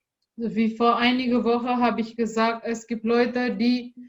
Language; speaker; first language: German; non-native, learner; Indonesian